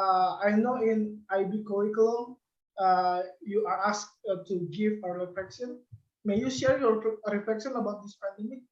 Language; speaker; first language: English; non-native, learner; Indonesian